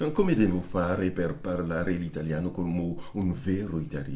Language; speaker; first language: Italian; non-native, learner; Haitian Creole